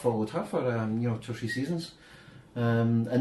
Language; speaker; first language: English; native; English